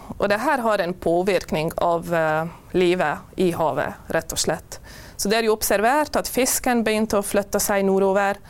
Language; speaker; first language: Norwegian; non-native, fluent; Hungarian